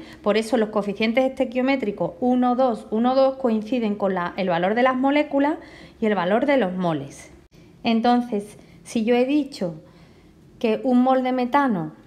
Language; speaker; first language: Spanish; native; Spanish